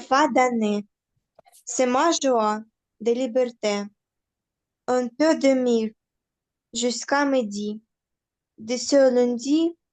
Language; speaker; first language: French; non-native, learner; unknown